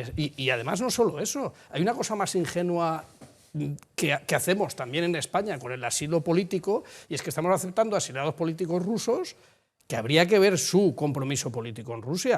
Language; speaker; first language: Spanish; native; Spanish